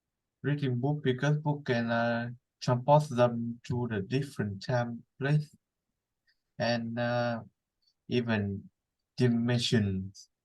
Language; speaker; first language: English; non-native, learner; Vietnamese